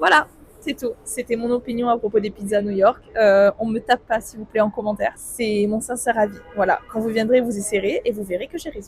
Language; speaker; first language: French; native; French